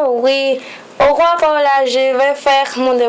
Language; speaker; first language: French; non-native, learner; Spanish